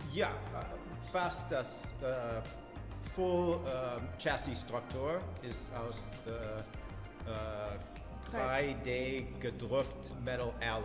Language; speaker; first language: German; non-native, fluent; English